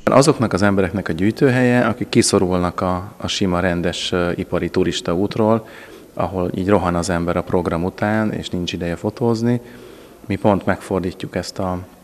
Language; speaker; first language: Hungarian; native; Hungarian